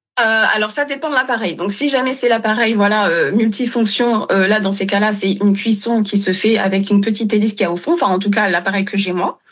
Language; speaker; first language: French; non-native, local second language; Wolof